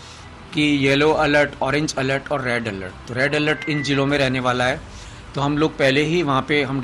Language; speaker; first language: Hindi; native; Hindi